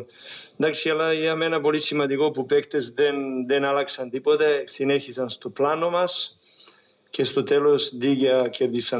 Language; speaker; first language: Greek; non-native, learner; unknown